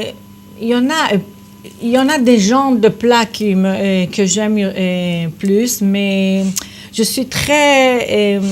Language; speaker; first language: French; non-native, fluent; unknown